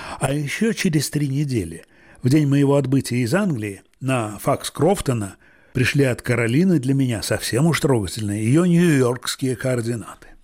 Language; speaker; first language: Russian; native; Russian